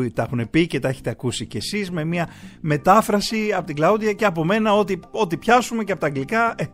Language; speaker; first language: Greek; native; Greek